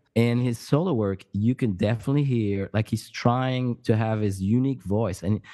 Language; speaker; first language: English; non-native, fluent; French